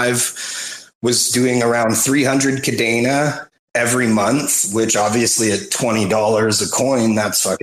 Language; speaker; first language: English; native; English